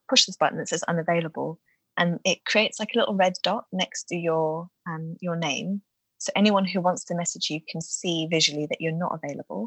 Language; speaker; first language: English; native; English